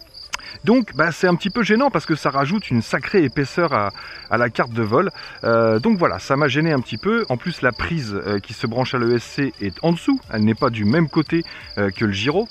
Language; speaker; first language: French; native; French